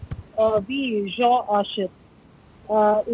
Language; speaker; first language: French; non-native, learner; Hindi